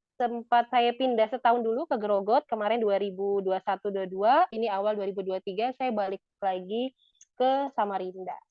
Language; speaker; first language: Indonesian; native; Indonesian